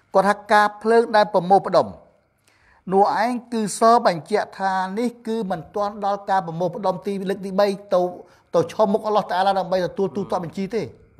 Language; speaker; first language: Khmer; non-native, local second language; Eastern Cham